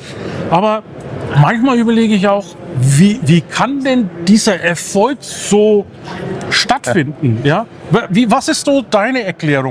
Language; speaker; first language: German; native; German